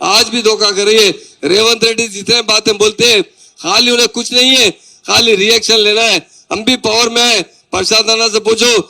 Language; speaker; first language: Hindi; non-native, local second language; Urdu